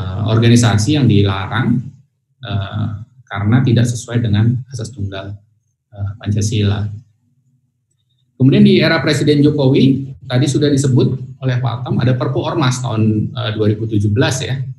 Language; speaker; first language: Indonesian; native; Indonesian